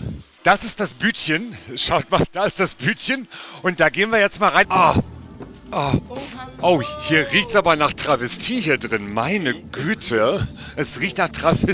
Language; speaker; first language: German; native; German